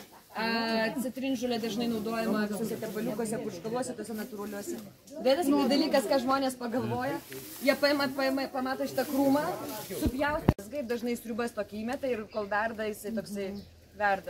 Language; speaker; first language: Lithuanian; native; Lithuanian